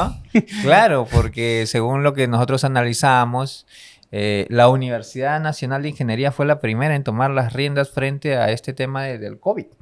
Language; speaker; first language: Spanish; native; Spanish